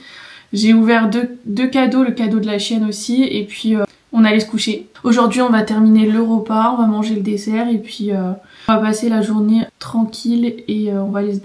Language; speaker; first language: French; native; French